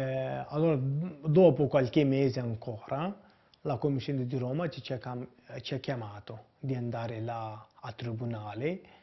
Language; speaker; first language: Italian; non-native, fluent; Kurdish